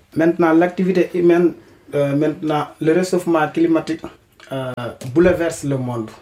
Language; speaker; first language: French; non-native, local second language; Wolof